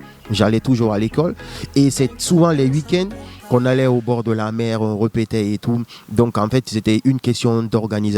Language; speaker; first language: French; non-native, local second language; Fula